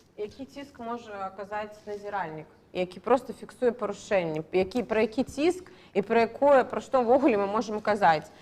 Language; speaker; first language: Belarusian; non-native, local second language; Russian